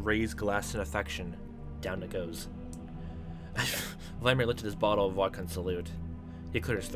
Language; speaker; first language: English; native; English